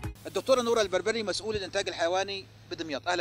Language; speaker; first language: Arabic; native; Arabic